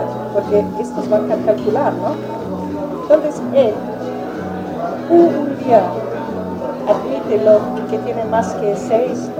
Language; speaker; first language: Spanish; non-native, fluent; German